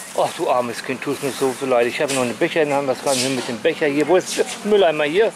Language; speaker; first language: German; native; German